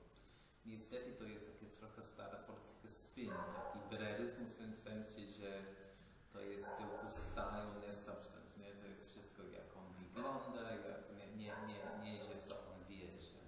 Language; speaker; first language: Polish; non-native, fluent; English